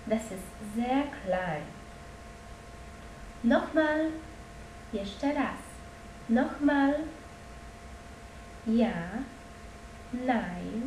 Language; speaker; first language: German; non-native, fluent; Polish